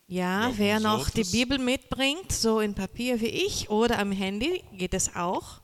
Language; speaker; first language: German; non-native, learner; Portuguese